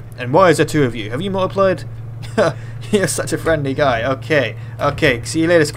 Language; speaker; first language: English; native; English